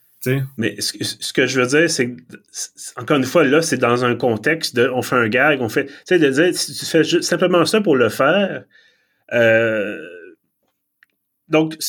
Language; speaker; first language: French; native; French